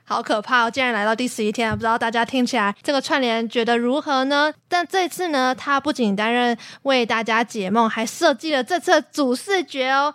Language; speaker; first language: Chinese; native; Chinese